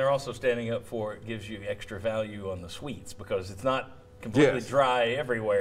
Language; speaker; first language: English; native; English